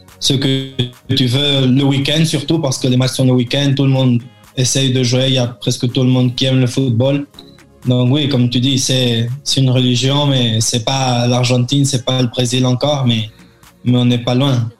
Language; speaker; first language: French; early bilingual, heritage; French